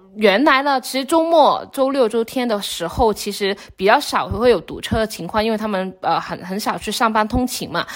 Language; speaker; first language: Chinese; non-native, local second language; Cantonese